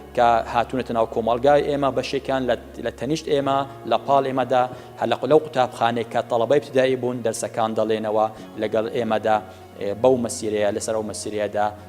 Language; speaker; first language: Central Kurdish; non-native, local second language; Assyrian Neo-Aramaic